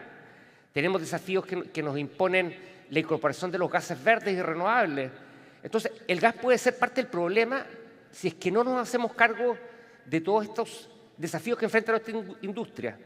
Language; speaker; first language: Spanish; native; Spanish